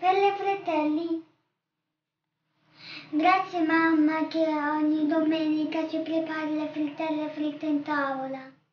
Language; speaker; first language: Italian; early bilingual, other home language; Russian